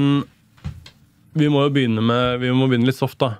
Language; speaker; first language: Norwegian; native; Norwegian